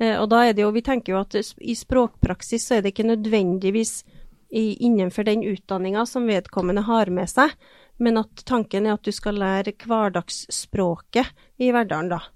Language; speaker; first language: Norwegian; native; Norwegian